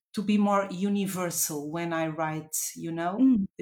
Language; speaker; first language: English; non-native, fluent; Portuguese